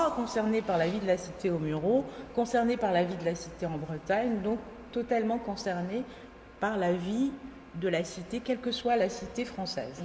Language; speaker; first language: French; native; French